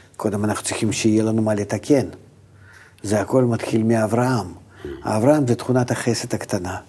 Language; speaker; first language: Hebrew; non-native, fluent; Russian